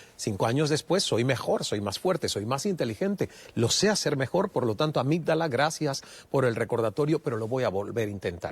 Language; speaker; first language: Spanish; native; Spanish